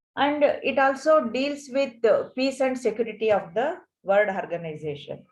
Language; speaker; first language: English; non-native, local second language; Kannada